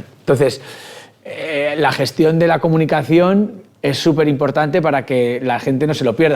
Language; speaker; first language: Spanish; native; Spanish